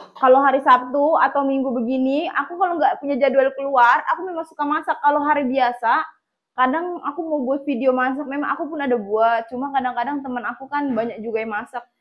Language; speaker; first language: Indonesian; native; Indonesian